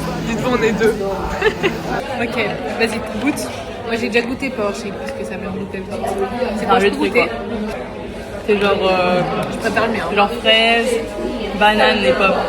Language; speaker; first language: French; native; French